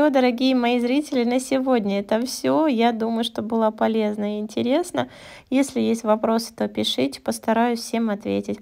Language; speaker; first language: Russian; native; Russian